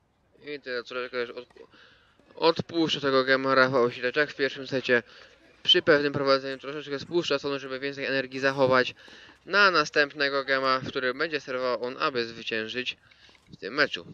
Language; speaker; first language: Polish; native; Polish